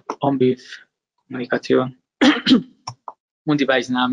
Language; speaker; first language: German; non-native, learner; Spanish